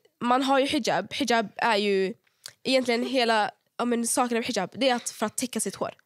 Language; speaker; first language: Swedish; early bilingual, other home language; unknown